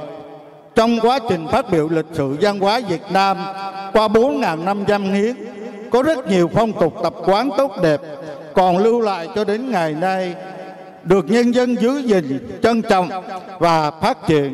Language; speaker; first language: Vietnamese; native; Vietnamese